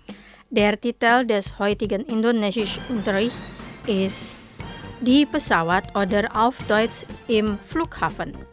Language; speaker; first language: German; non-native, fluent; Indonesian